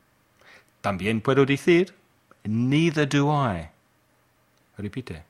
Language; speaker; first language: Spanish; non-native, fluent; English